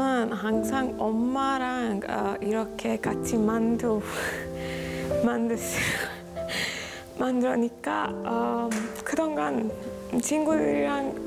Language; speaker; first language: Korean; non-native, learner; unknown